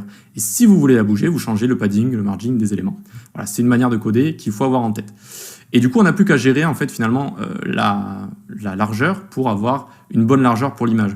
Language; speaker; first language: French; native; French